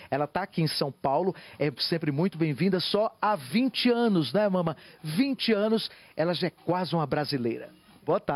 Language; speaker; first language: Portuguese; native; Portuguese